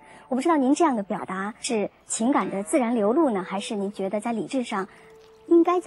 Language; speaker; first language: Chinese; native; Chinese